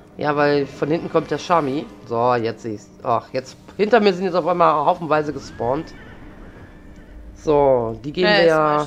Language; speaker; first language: German; native; German